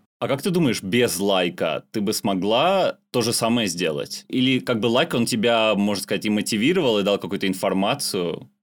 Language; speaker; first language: Russian; non-native, local second language; Armenian